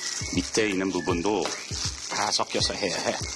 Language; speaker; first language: Korean; non-native, learner; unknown